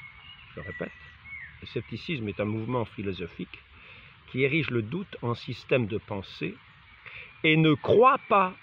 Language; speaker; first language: French; native; French